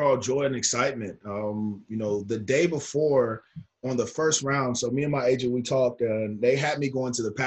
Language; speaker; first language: English; native; English